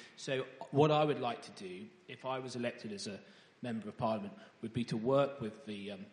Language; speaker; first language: English; native; English